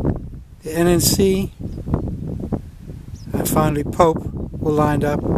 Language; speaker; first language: English; native; English